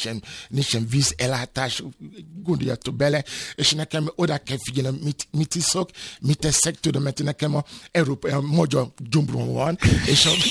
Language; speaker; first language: Hungarian; non-native, fluent; Yoruba